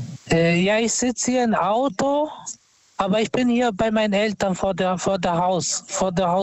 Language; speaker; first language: German; non-native, fluent; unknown